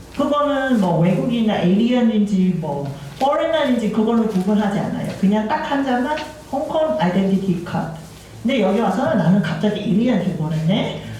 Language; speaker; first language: Korean; non-native, fluent; Cantonese